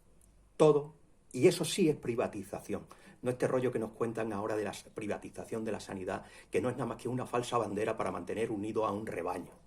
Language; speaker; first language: Spanish; native; Spanish